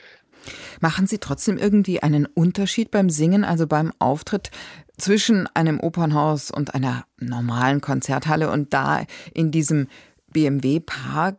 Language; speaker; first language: German; native; German